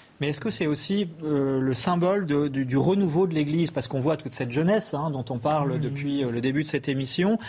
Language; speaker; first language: French; native; French